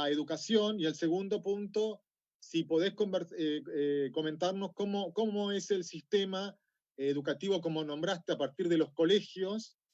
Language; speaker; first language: Spanish; native; Spanish